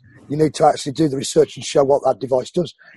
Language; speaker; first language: English; native; English